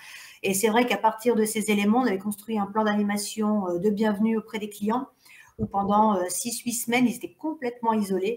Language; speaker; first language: French; native; French